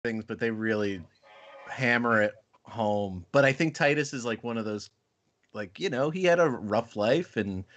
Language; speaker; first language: English; native; English